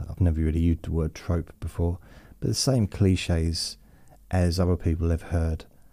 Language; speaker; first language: English; native; English